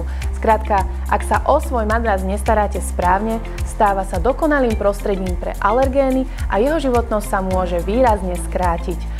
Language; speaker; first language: Slovak; native; Slovak